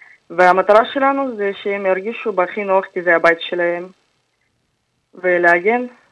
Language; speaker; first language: Hebrew; non-native, fluent; Russian